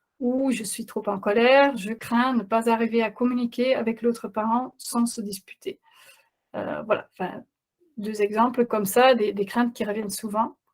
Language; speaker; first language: French; non-native, fluent; Dutch